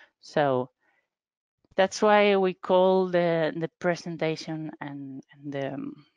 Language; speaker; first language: English; non-native, fluent; Spanish